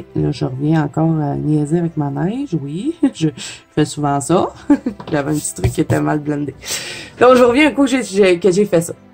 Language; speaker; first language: French; native; French